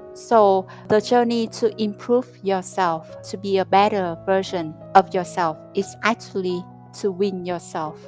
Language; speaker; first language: English; non-native, fluent; Vietnamese